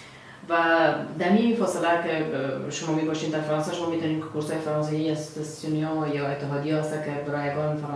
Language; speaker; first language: Persian; native; Persian